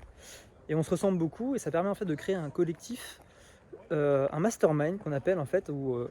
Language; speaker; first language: French; native; French